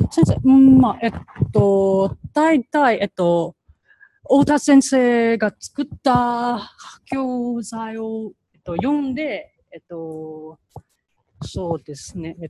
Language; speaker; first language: Japanese; non-native, learner; Chinese